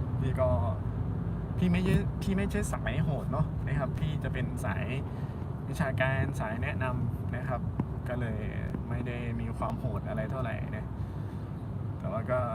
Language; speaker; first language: Thai; native; Thai